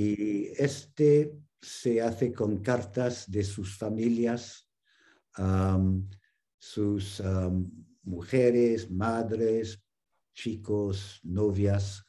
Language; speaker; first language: Spanish; non-native, fluent; English